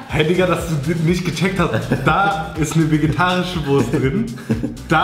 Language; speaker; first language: German; native; German